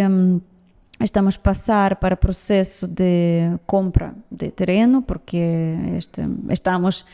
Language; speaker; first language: Portuguese; non-native, fluent; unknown